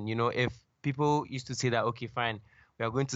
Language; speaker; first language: English; non-native, local second language; Akan